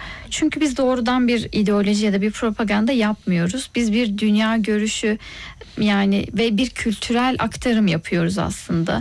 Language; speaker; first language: Turkish; native; Turkish